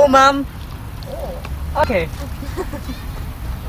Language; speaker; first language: German; non-native, learner; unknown